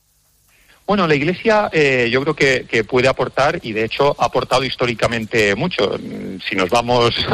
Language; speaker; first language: Spanish; native; Spanish